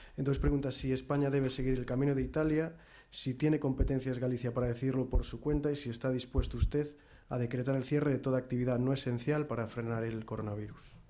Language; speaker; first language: Spanish; native; Spanish